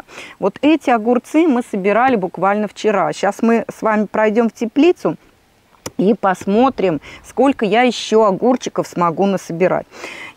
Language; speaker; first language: Russian; native; Russian